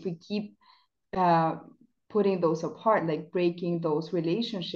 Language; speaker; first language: English; non-native, fluent; Spanish